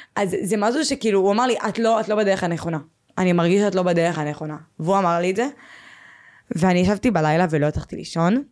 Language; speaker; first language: Hebrew; native; Hebrew